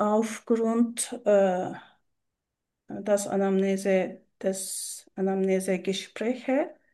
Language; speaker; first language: German; non-native, learner; Turkish